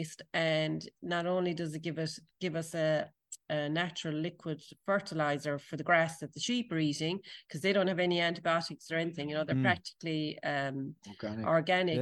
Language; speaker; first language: English; native; English